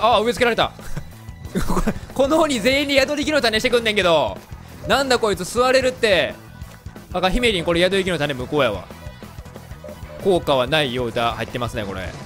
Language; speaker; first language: Japanese; native; Japanese